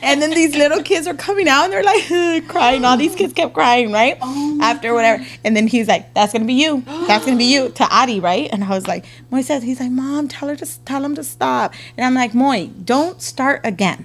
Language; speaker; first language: English; native; English